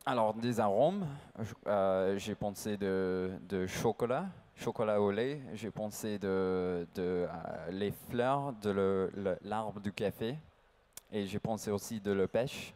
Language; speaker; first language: French; non-native, learner; English